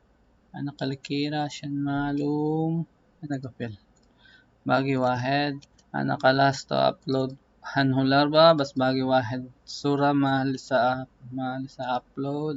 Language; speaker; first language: Arabic; non-native, learner; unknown